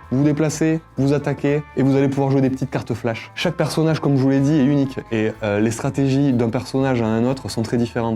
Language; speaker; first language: French; native; French